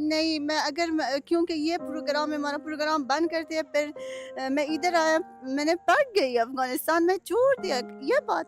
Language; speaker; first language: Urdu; non-native, learner; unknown